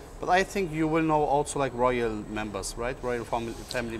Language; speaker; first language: English; non-native, learner; German